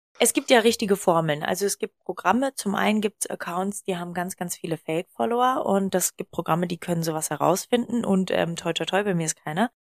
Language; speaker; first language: German; native; German